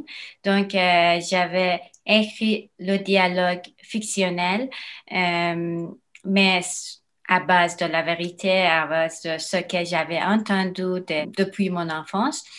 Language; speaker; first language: French; non-native, learner; Persian